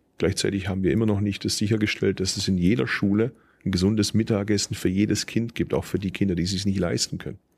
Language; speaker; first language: German; early bilingual, other home language; Turkish